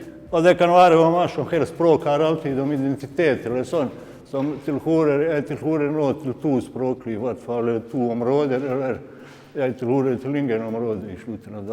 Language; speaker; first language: Norwegian; non-native, fluent; Bosnian